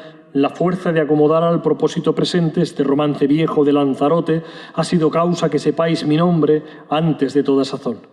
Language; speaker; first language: Spanish; native; Spanish